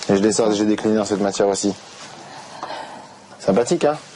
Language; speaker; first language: French; native; French